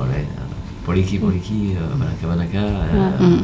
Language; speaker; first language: Basque; non-native, learner; French